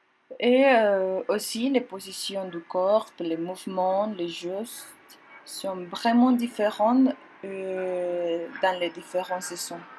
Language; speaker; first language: French; non-native, learner; Spanish